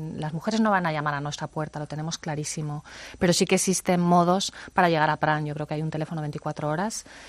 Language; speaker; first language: Spanish; native; Spanish